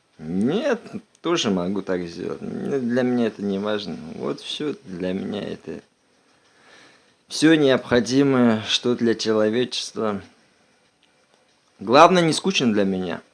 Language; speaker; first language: Russian; non-native, local second language; Uzbek